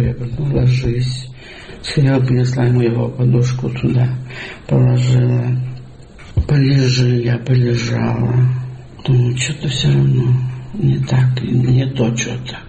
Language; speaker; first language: Russian; native; Russian